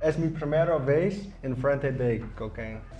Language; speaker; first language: Spanish; non-native, learner; English